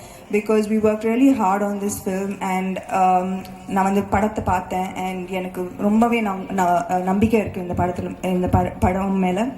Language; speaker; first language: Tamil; early bilingual, heritage; Tamil